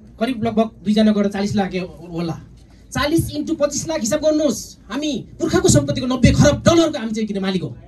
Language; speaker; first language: Nepali; non-native, local second language; Eastern Tamang